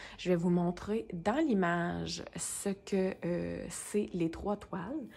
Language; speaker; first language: French; native; French